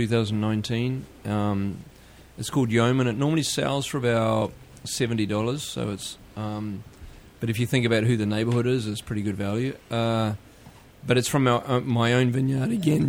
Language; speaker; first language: English; native; English